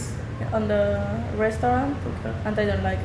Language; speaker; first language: English; non-native, learner; Spanish